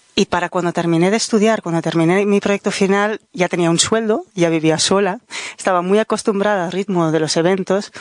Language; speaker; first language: Spanish; non-native, fluent; Dutch